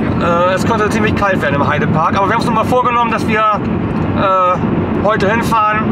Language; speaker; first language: German; native; German